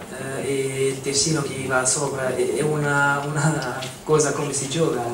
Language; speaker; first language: Italian; non-native, fluent; Dutch